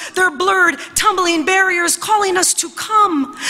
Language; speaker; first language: English; early bilingual, other home language; Spanish